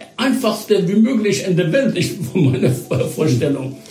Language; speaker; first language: German; non-native, learner; Persian